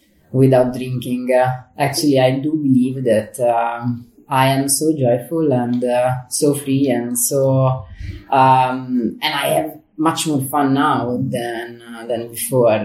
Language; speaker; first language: English; non-native, fluent; Italian